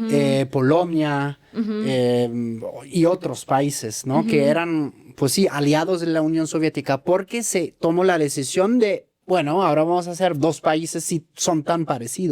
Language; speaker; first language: Spanish; native; Spanish